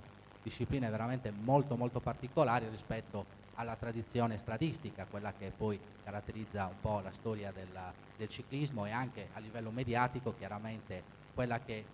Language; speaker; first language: Italian; native; Italian